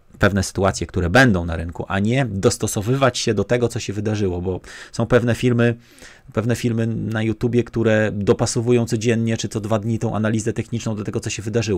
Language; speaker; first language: Polish; native; Polish